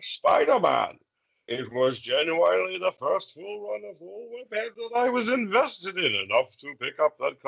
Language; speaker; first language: English; native; English